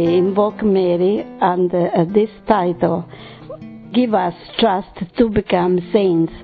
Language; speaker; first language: English; non-native, fluent; Italian